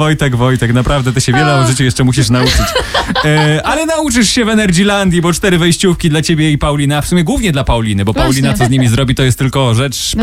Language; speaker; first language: Polish; native; Polish